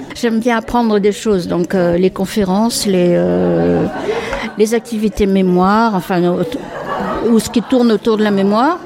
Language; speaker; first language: French; native; French